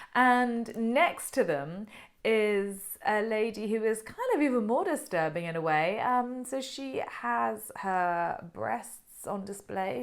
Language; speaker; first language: English; native; English